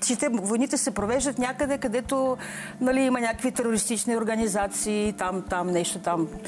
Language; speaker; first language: Bulgarian; non-native, fluent; Russian